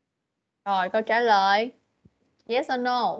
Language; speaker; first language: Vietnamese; native; Vietnamese